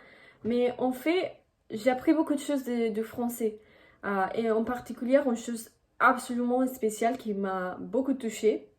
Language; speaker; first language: French; non-native, fluent; Spanish